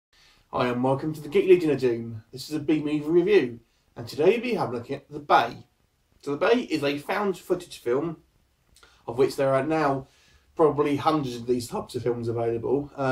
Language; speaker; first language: English; native; English